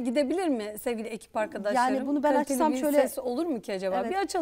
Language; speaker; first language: Turkish; native; Turkish